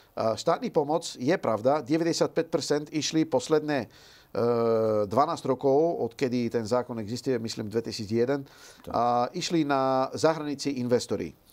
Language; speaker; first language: Slovak; non-native, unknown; Dutch